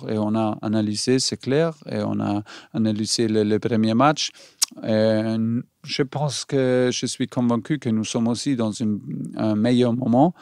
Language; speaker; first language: French; non-native, learner; German